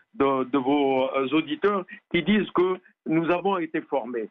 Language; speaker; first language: French; non-native, local second language; Arabic